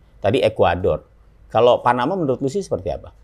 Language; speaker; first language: Indonesian; native; Indonesian